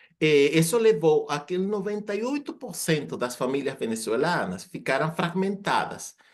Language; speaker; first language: Portuguese; non-native, fluent; Spanish